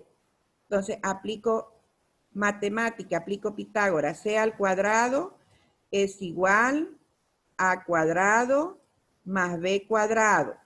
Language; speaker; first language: Spanish; native; Spanish